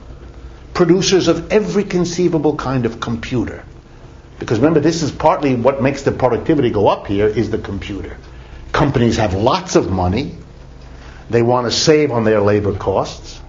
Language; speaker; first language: English; native; English